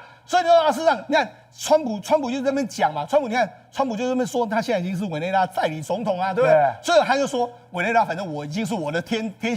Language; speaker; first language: Chinese; native; Chinese